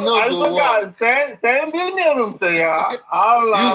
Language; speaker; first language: Turkish; non-native, learner; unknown